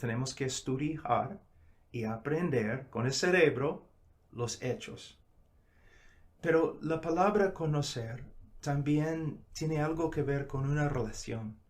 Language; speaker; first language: Spanish; non-native, fluent; English